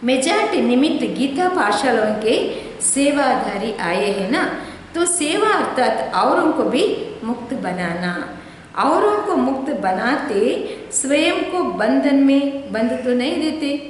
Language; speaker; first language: Hindi; non-native, local second language; Telugu